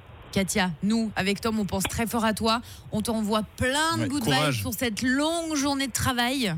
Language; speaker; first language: French; native; French